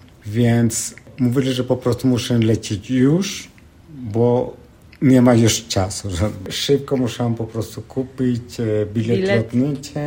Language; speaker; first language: Polish; non-native, fluent; Spanish